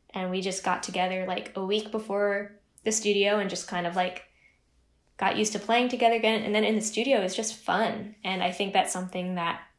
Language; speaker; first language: English; native; English